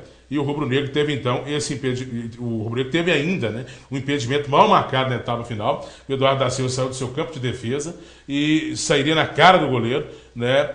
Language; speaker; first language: Portuguese; native; Portuguese